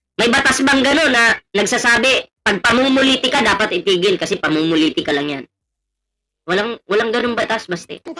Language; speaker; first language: Filipino; non-native, local second language; Cebuano